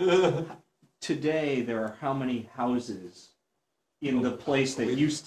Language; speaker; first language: English; native; English